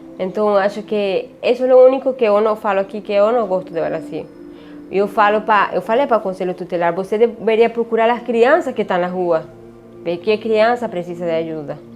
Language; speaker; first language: Portuguese; non-native, learner; Spanish